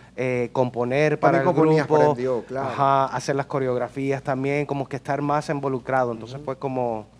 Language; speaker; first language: Spanish; early bilingual, heritage; Spanish